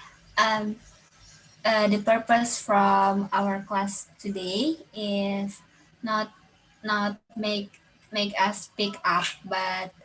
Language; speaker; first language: English; non-native, learner; Indonesian